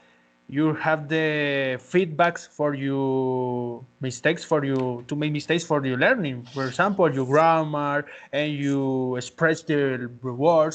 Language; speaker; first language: English; non-native, learner; Spanish